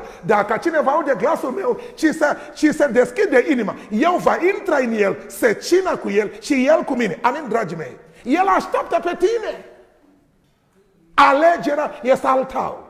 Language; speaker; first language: Romanian; non-native, learner; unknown